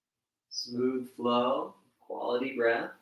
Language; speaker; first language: English; native; English